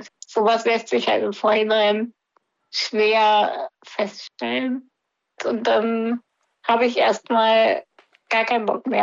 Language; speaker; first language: German; native; German